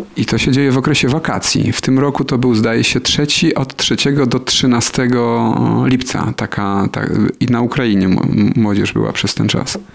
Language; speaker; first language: Polish; native; Polish